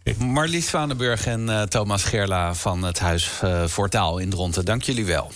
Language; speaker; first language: Dutch; native; Dutch